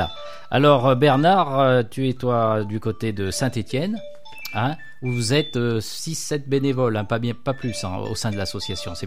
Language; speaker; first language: French; native; French